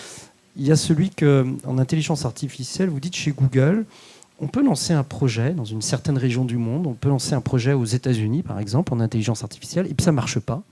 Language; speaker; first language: French; native; French